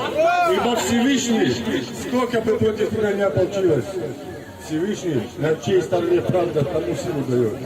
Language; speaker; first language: Russian; native; Russian